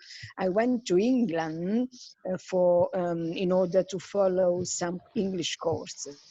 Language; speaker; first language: English; non-native, fluent; Italian